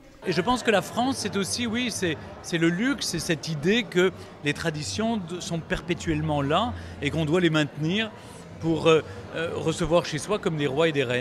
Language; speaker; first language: French; native; French